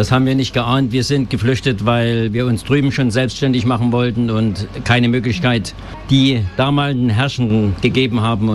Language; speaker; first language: German; native; German